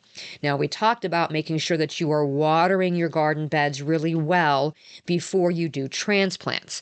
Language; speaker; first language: English; native; English